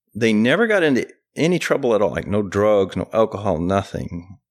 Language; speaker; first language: English; native; English